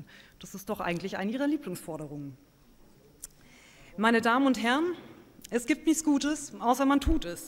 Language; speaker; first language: German; native; German